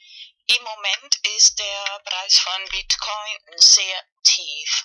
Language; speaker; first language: German; non-native, fluent; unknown